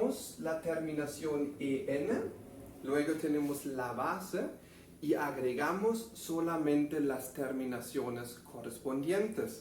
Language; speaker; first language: Spanish; non-native, fluent; German